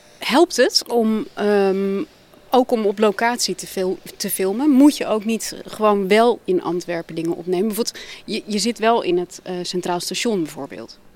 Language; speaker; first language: Dutch; native; Dutch